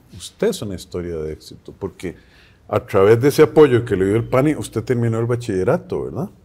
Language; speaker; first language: Spanish; native; Spanish